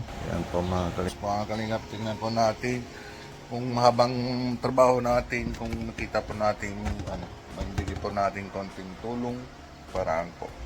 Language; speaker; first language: Filipino; non-native, local second language; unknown